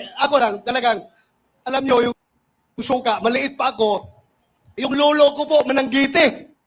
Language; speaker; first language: Filipino; non-native, local second language; Cebuano